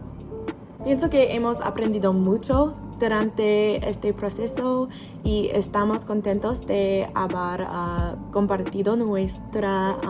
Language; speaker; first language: Spanish; non-native, learner; English